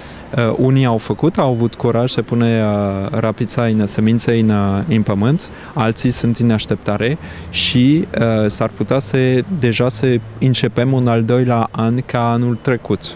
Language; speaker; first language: Romanian; non-native, fluent; French